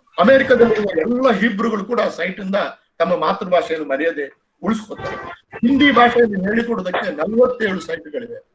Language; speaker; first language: Kannada; non-native, local second language; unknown